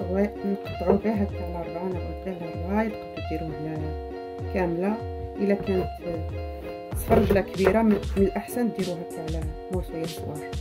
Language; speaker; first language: Arabic; native; Arabic